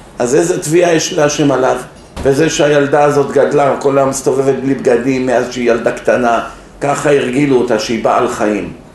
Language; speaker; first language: Hebrew; native; Hebrew